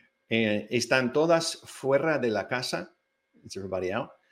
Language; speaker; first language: Spanish; non-native, fluent; English